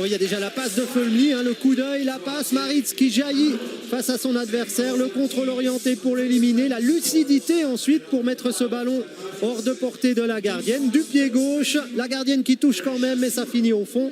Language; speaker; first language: French; native; French